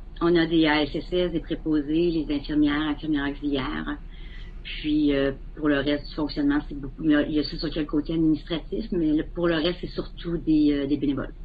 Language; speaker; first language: French; native; French